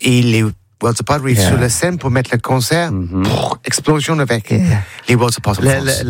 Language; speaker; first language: French; non-native, learner; English